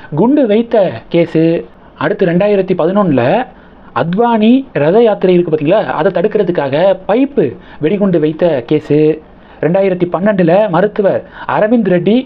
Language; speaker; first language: Tamil; native; Tamil